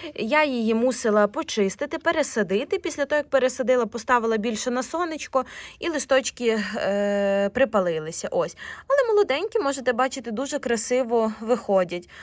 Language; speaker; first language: Ukrainian; non-native, local second language; Russian